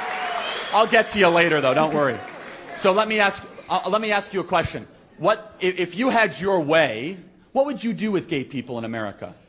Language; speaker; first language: English; native; English